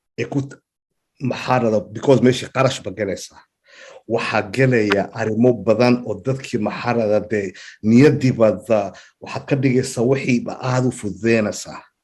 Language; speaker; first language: Somali; early bilingual, heritage; Somali